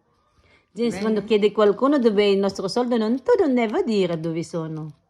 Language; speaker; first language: Italian; non-native, local second language; Filipino